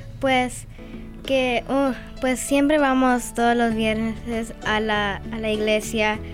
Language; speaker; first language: Spanish; early bilingual, other home language; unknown